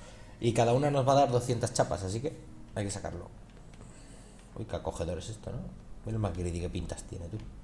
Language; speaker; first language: Spanish; native; Spanish